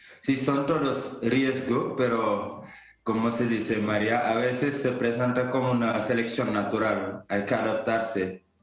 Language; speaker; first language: Spanish; non-native, fluent; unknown